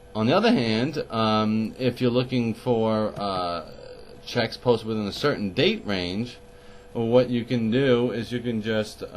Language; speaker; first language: English; native; English